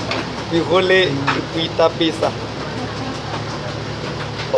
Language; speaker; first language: French; non-native, learner; Burmese